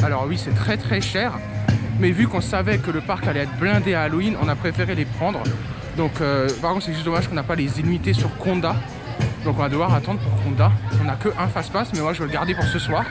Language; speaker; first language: French; native; French